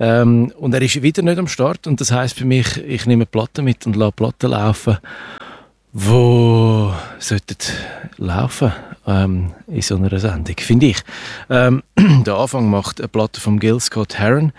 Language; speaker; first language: German; native; German